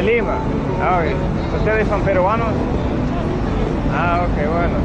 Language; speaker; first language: Spanish; non-native, fluent; English